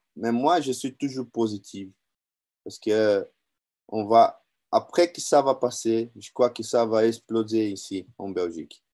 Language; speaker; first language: French; non-native, learner; Portuguese